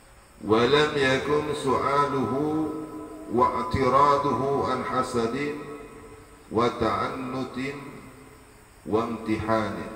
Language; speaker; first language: Arabic; non-native, fluent; Indonesian